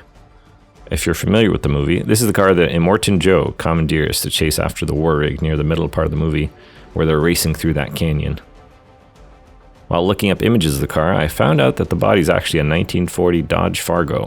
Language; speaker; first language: English; native; English